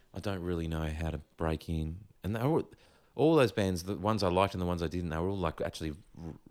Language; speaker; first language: English; native; English